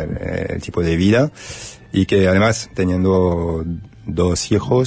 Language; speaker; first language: Spanish; non-native, fluent; French